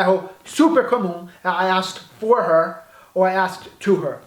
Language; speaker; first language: Portuguese; non-native, fluent; English